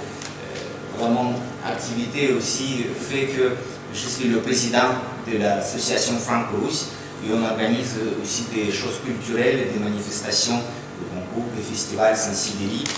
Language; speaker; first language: French; non-native, fluent; Russian